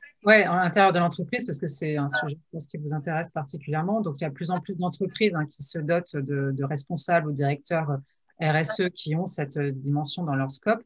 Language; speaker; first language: French; native; French